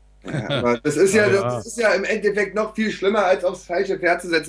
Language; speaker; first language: German; native; German